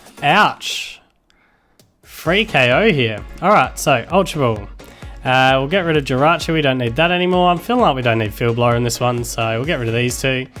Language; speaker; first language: English; native; English